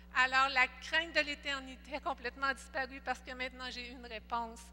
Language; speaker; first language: French; native; French